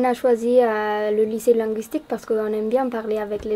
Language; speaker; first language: French; non-native, fluent; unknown